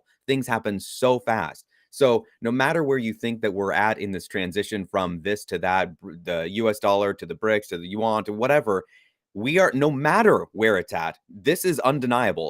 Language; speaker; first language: English; native; English